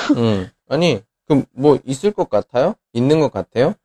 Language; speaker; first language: Korean; native; Korean